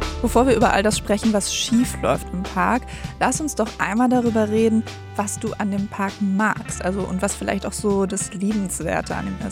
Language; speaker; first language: German; native; German